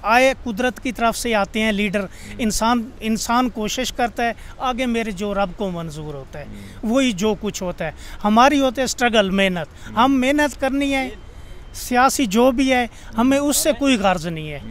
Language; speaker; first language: Urdu; non-native, fluent; Saraiki